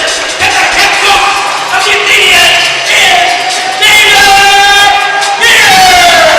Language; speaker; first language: English; native; English